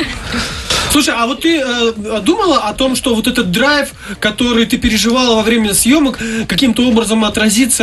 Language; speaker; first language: Russian; native; Russian